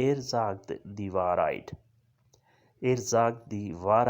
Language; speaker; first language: German; non-native, fluent; Urdu